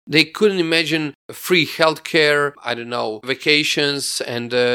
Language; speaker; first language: English; non-native, fluent; Croatian